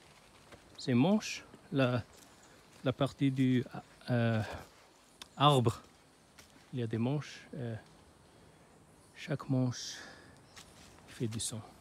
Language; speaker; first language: French; non-native, learner; Chinese